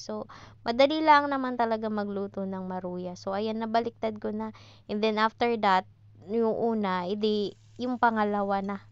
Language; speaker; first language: Filipino; native; Filipino